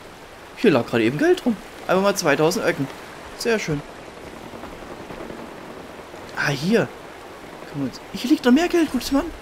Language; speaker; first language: German; native; German